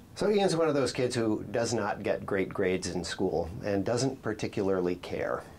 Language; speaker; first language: English; native; English